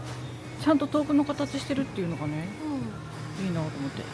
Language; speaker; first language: Japanese; native; Japanese